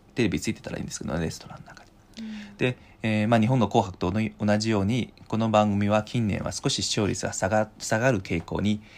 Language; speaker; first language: Japanese; non-native, fluent; Chinese